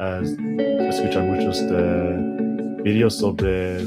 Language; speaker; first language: Spanish; non-native, learner; English